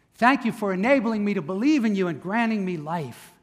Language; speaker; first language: English; native; English